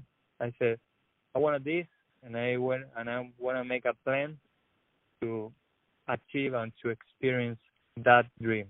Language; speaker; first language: English; non-native, learner; Spanish